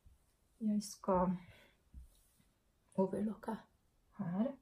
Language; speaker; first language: Swedish; non-native, learner; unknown